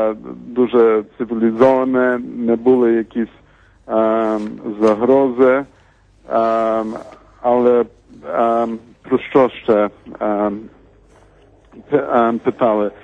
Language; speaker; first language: Ukrainian; early bilingual, heritage; Ukrainian